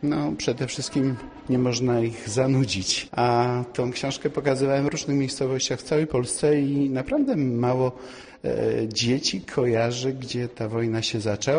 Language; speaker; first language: Polish; native; Polish